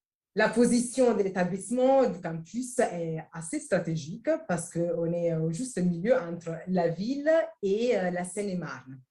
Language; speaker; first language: French; non-native, fluent; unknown